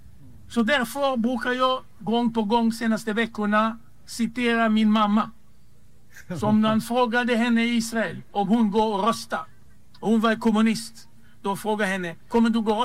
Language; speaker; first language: Swedish; non-native, fluent; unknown